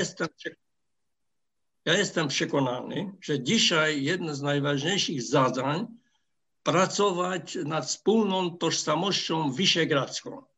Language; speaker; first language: Polish; non-native, fluent; Hungarian